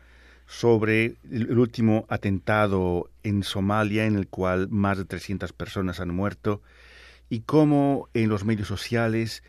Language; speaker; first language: Spanish; native; Spanish